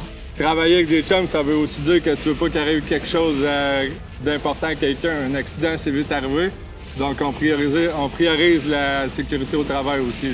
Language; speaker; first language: French; native; French